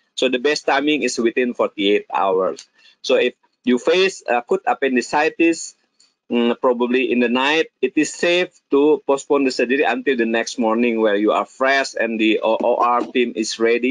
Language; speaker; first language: English; non-native, fluent; Indonesian